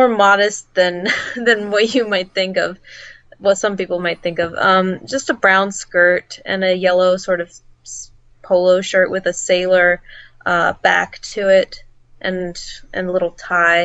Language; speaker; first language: English; native; English